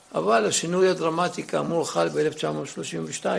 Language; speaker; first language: Hebrew; early bilingual, other home language; Arabic